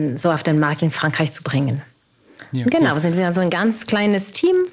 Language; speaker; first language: German; non-native, fluent; French